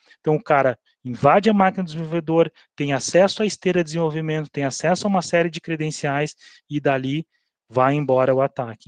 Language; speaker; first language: Portuguese; native; Portuguese